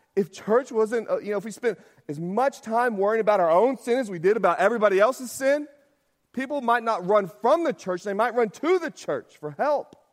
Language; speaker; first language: English; native; English